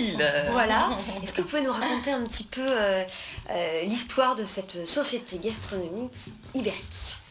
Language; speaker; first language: French; native; French